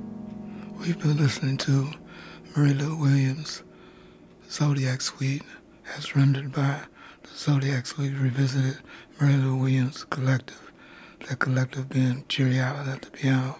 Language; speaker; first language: English; native; English